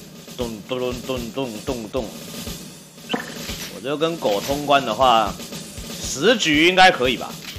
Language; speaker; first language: Chinese; native; Chinese